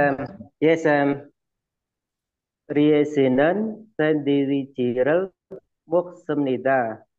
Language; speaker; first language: Korean; non-native, learner; Indonesian